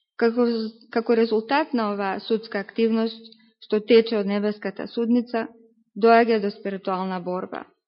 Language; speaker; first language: Macedonian; native; Macedonian